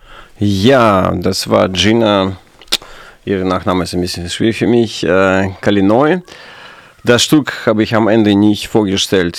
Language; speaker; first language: German; non-native, fluent; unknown